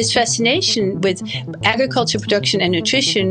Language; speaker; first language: English; non-native, fluent; French